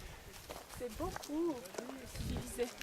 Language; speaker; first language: French; non-native, fluent; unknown